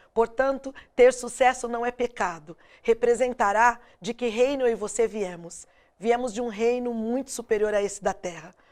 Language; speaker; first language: Portuguese; native; Portuguese